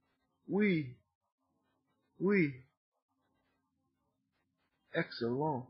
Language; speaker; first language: French; non-native, learner; English